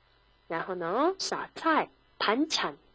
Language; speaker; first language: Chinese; non-native, fluent; Korean